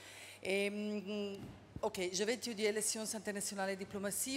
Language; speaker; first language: French; non-native, fluent; Slovenian